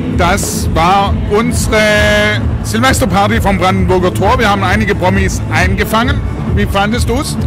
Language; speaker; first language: German; native; German